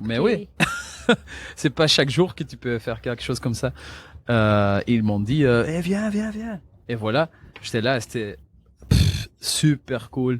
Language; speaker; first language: French; non-native, local second language; Dutch